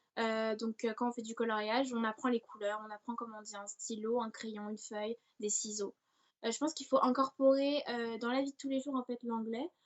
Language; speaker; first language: French; native; French